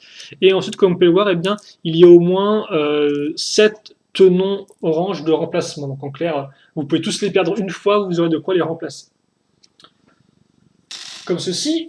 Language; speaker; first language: French; native; French